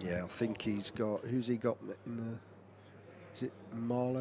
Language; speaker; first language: English; native; English